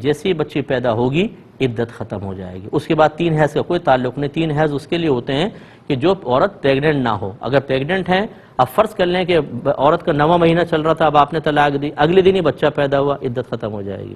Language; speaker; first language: Urdu; native; Urdu